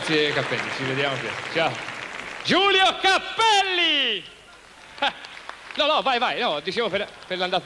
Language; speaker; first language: Italian; native; Italian